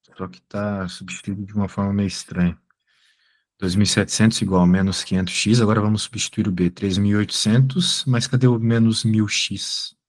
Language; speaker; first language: Portuguese; native; Portuguese